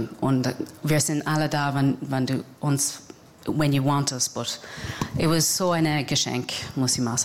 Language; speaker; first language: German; non-native, fluent; English